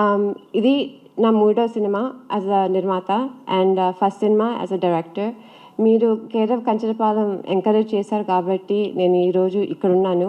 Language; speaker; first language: Telugu; early bilingual, heritage; Telugu